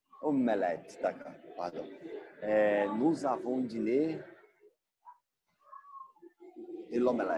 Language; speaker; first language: French; non-native, learner; Portuguese